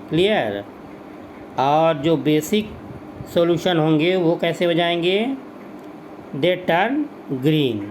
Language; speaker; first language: Hindi; native; Hindi